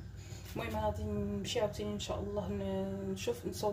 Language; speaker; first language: Arabic; native; Arabic